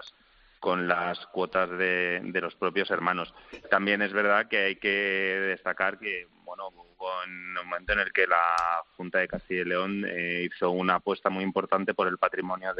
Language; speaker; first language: Spanish; native; Spanish